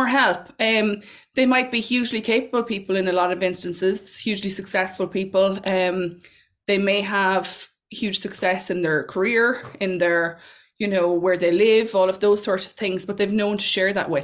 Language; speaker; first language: English; native; English